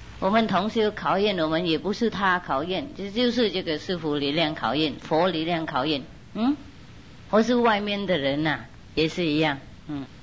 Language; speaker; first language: Chinese; non-native, fluent; Vietnamese